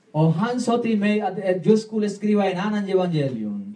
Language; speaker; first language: Swedish; non-native, learner; Spanish